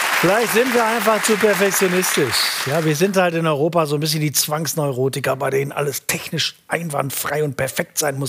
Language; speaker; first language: German; native; German